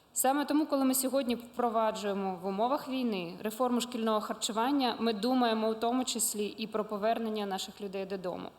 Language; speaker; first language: Ukrainian; non-native, local second language; Russian